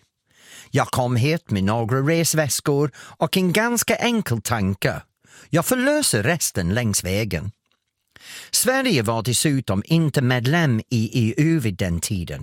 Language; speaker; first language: Swedish; non-native, fluent; English